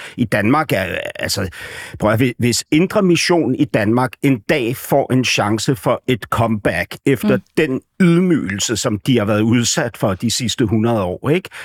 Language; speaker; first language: Danish; native; Danish